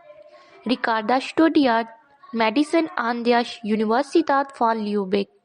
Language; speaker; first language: German; non-native, fluent; Urdu